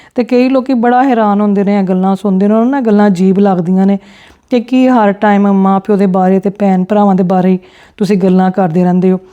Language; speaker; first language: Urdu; non-native, local second language; Punjabi